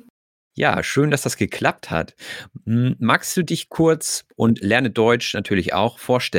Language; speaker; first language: German; native; German